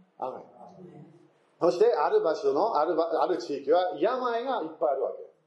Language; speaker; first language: Japanese; non-native, fluent; English